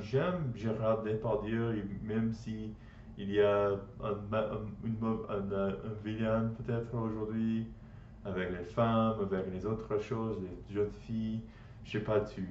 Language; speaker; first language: French; non-native, learner; English